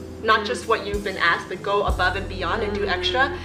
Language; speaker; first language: English; early bilingual, other home language; Chinese